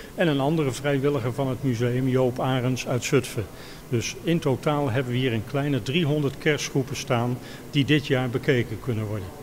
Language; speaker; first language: Dutch; native; Dutch